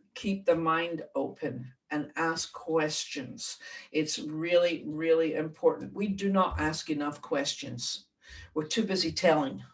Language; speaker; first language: English; native; English